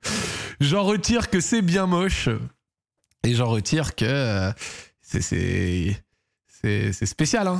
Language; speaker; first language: French; native; French